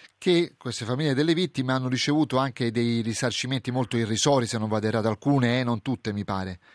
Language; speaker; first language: Italian; native; Italian